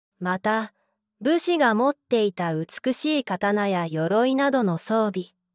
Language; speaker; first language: Japanese; native; Japanese